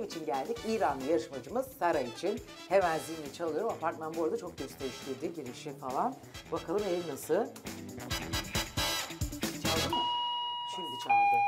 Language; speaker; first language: Turkish; native; Turkish